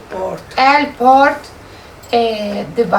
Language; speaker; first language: French; non-native, learner; Spanish